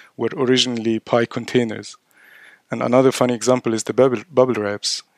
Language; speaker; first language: English; non-native, fluent; Arabic